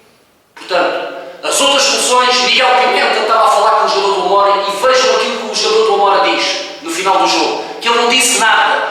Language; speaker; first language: Portuguese; native; Portuguese